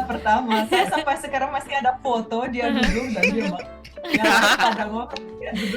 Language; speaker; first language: Indonesian; non-native, fluent; Russian